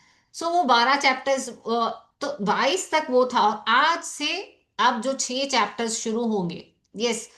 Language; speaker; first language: Hindi; native; Hindi